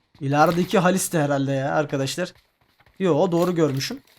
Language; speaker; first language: Turkish; native; Turkish